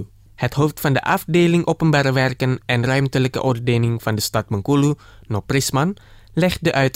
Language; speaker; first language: Dutch; non-native, fluent; Indonesian